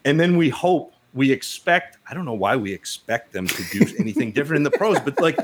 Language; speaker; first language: English; native; English